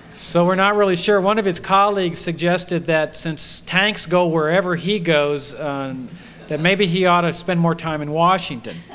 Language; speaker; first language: English; native; English